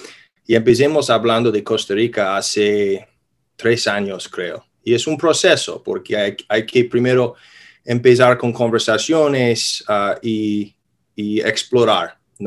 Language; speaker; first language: Spanish; non-native, fluent; English